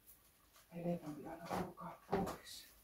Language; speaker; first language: Finnish; native; Finnish